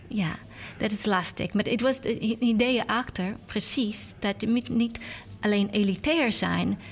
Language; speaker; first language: Dutch; non-native, learner; English